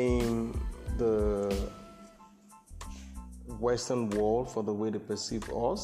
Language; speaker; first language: English; non-native, local second language; Yoruba